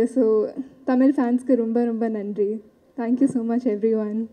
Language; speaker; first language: Tamil; non-native, learner; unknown